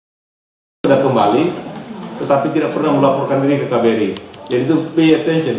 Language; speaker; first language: Indonesian; native; Indonesian